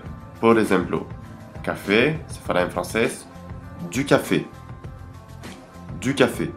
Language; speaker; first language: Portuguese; non-native, fluent; French